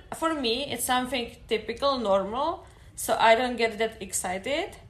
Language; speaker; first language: English; non-native, fluent; Czech